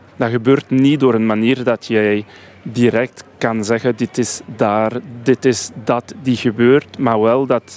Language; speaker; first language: Dutch; non-native, local second language; French